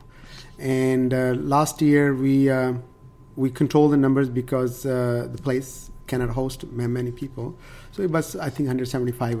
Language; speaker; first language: English; non-native, local second language; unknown